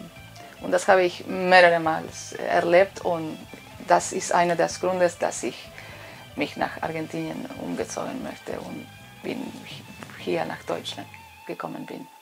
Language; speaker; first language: German; non-native, fluent; Spanish